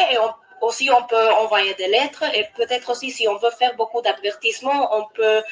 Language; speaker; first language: French; non-native, learner; English